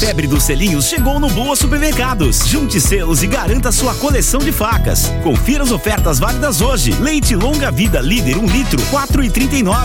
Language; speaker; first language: Portuguese; native; Portuguese